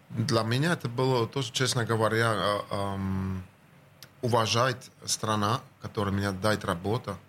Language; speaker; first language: Russian; non-native, fluent; Finnish